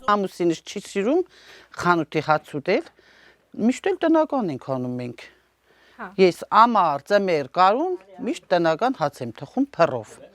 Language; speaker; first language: Armenian; native; Armenian